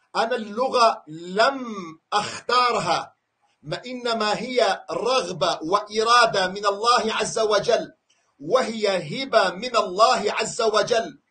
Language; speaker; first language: Arabic; non-native, local second language; Kurdish